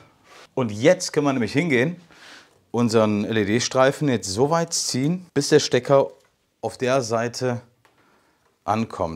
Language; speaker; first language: German; native; German